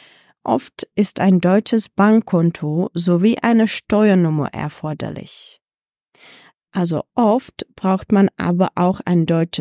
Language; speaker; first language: German; non-native, fluent; Czech